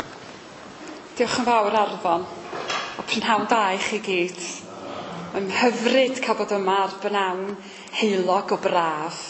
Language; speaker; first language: Welsh; native; Welsh